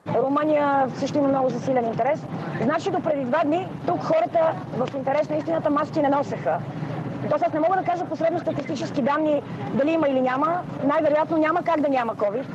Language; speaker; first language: Bulgarian; native; Bulgarian